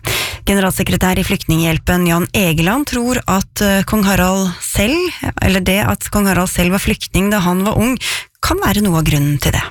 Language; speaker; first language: Norwegian; native; Norwegian